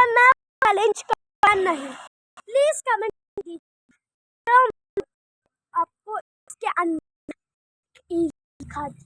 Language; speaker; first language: Hindi; non-native, local second language; Marathi